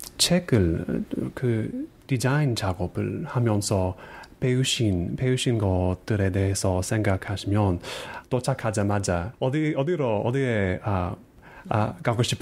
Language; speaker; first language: Korean; non-native, fluent; English